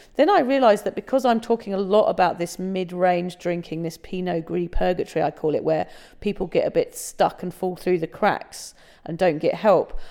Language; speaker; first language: English; native; English